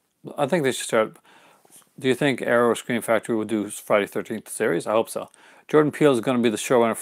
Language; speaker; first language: English; native; English